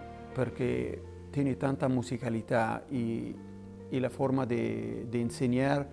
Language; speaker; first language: Italian; non-native, learner; Spanish